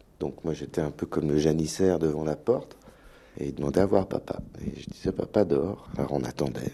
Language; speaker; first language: French; native; French